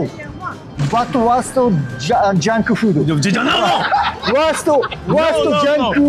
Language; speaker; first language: English; non-native, learner; Japanese